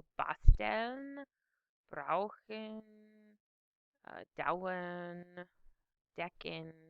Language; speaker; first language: German; non-native, fluent; English